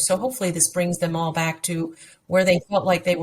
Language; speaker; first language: English; native; English